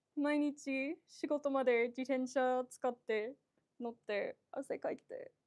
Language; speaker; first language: Japanese; non-native, fluent; English